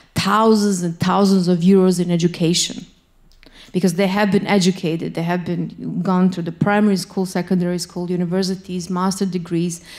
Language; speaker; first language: English; non-native, fluent; Bosnian